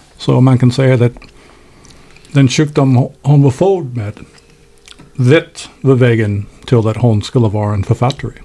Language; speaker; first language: Swedish; non-native, learner; English